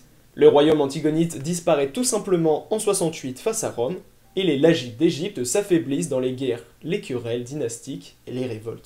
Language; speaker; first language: French; native; French